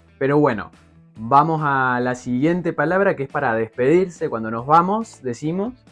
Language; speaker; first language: Spanish; native; Spanish